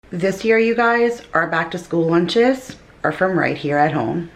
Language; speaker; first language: English; native; English